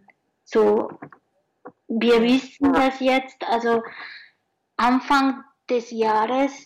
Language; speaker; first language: German; non-native, learner; Japanese